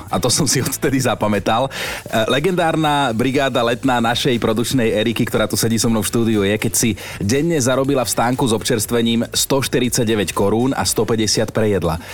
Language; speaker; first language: Slovak; native; Slovak